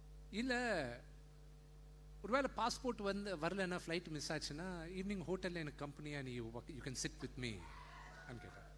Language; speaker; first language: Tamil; non-native, fluent; Telugu